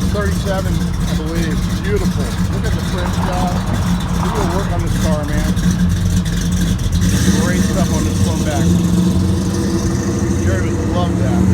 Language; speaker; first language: English; native; English